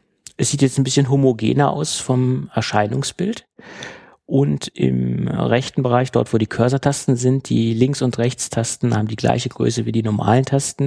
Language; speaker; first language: German; native; German